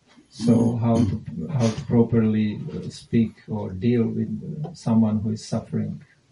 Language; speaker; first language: English; non-native, fluent; Czech